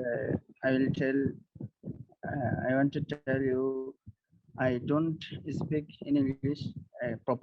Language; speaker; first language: English; non-native, learner; Bangla